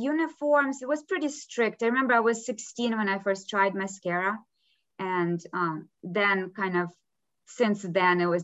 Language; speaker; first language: English; non-native, fluent; Ukrainian